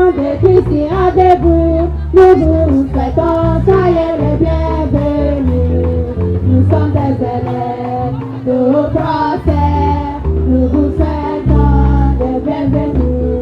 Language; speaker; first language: French; non-native, learner; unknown